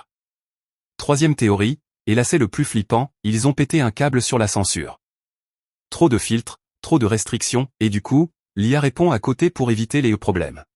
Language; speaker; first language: French; native; French